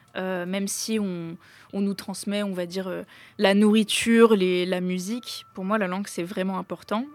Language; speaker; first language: French; early bilingual, other home language; Arabic